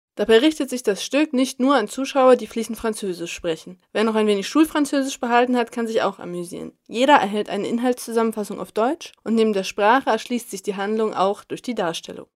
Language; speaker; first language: German; native; German